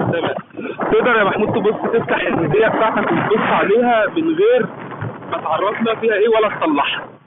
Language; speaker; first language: Arabic; native; Arabic